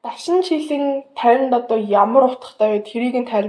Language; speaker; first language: Mongolian; early bilingual, heritage; Mongolian